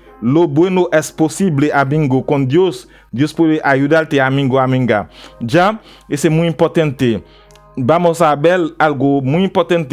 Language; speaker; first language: Spanish; non-native, learner; Haitian Creole